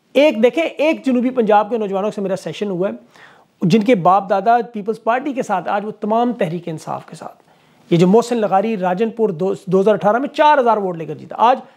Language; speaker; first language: Urdu; native; Urdu